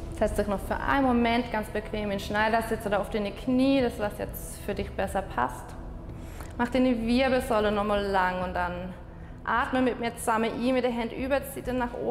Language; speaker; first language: German; non-native, fluent; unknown